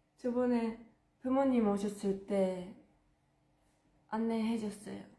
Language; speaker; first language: Korean; non-native, fluent; Japanese